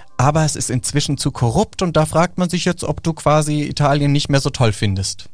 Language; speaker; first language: German; native; German